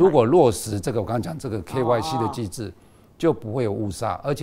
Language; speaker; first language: Chinese; native; Chinese